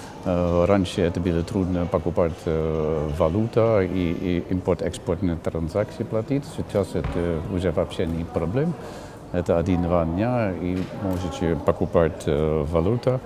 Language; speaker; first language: Russian; non-native, learner; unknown